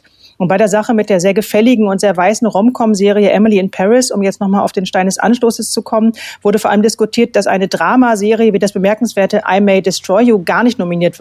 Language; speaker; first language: German; native; German